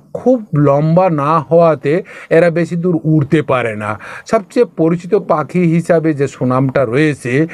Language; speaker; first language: Bangla; non-native, local second language; Kok Borok